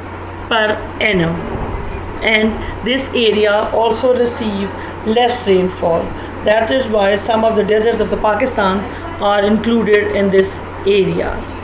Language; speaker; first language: English; non-native, local second language; Urdu